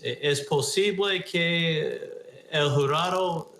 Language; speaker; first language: Spanish; non-native, fluent; English